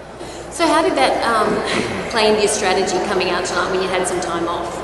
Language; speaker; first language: English; native; English